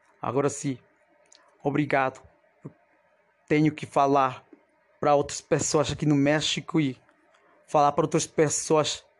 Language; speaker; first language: Portuguese; non-native, fluent; Spanish